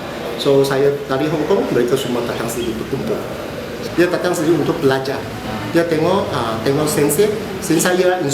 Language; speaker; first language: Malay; non-native, local second language; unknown